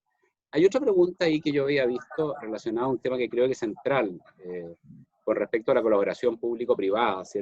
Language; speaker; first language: Spanish; native; Spanish